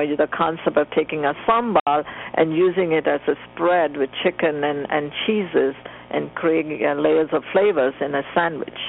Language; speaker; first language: English; non-native, local second language; Tamil